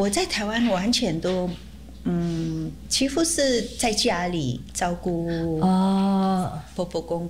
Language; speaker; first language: Chinese; early bilingual, heritage; Chinese